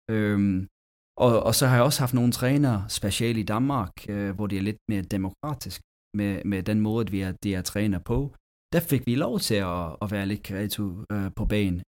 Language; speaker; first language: Danish; non-native, fluent; English